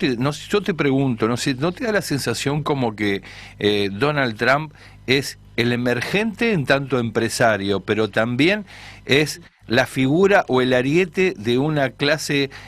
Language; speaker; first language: Spanish; native; Spanish